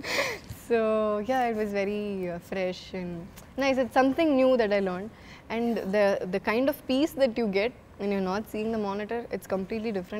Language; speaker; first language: Telugu; non-native, fluent; Malayalam